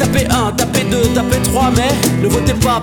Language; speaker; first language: French; native; French